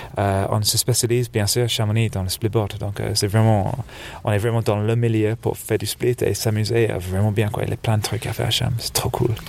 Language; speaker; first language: French; non-native, fluent; English